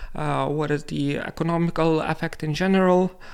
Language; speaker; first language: English; non-native, fluent; Lithuanian